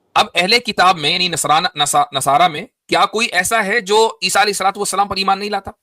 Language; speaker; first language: Urdu; native; Urdu